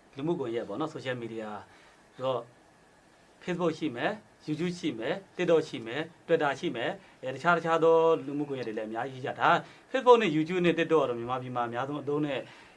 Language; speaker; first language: Burmese; native; Burmese